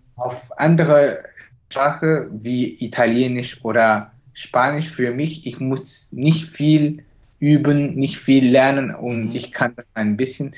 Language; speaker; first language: German; non-native, learner; Chinese